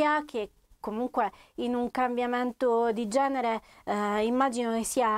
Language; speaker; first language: Italian; native; Italian